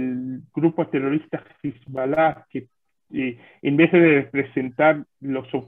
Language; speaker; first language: Spanish; non-native, fluent; Hebrew